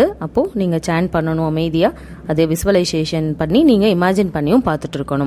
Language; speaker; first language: Tamil; native; Tamil